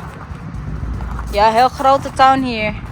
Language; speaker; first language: Dutch; non-native, learner; Waray